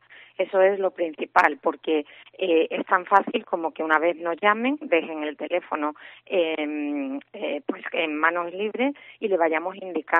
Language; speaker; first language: Spanish; native; Spanish